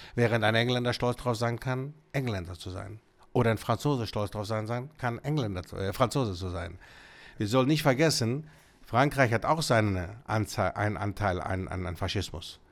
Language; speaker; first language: German; early bilingual, other home language; Greek